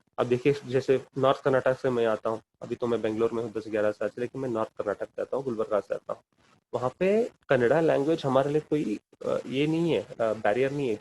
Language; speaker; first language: Urdu; non-native, local second language; Kannada